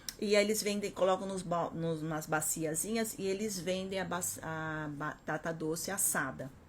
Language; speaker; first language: Portuguese; early bilingual, other home language; Korean